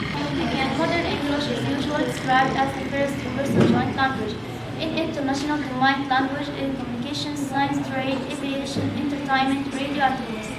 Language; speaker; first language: English; non-native, learner; Arabic